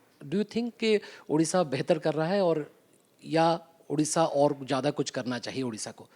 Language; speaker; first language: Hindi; non-native, local second language; Odia